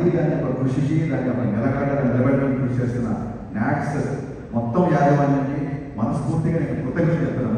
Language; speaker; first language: Telugu; native; Telugu